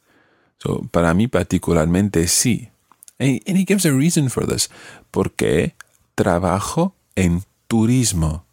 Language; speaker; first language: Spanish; non-native, fluent; English